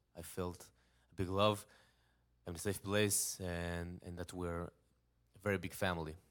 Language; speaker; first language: English; non-native, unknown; Hebrew